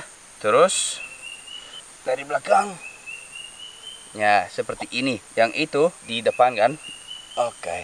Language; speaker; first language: Indonesian; non-native, learner; English